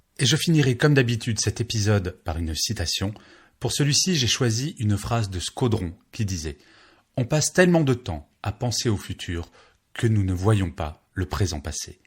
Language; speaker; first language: French; native; French